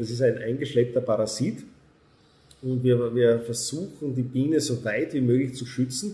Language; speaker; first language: German; native; German